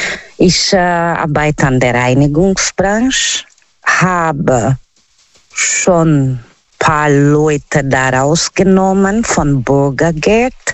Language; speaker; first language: German; non-native, learner; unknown